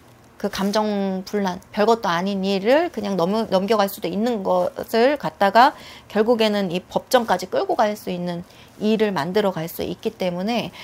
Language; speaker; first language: Korean; native; Korean